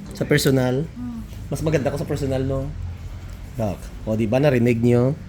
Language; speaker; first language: Filipino; non-native, local second language; Cebuano